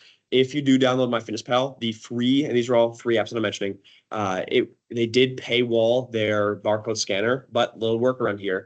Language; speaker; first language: English; native; English